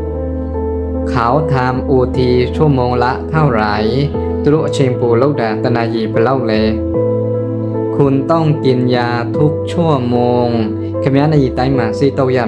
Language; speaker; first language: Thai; non-native, fluent; Burmese